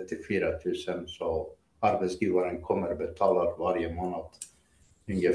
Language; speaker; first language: Swedish; non-native, fluent; Greek